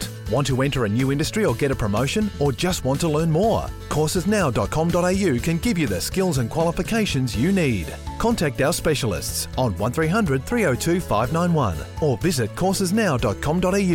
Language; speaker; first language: English; native; English